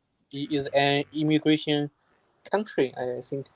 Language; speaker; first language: English; non-native, learner; Chinese